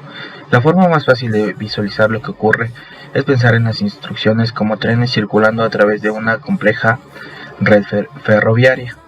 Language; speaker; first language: Spanish; native; Spanish